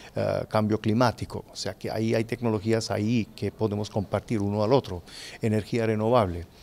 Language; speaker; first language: Spanish; non-native, fluent; Hindi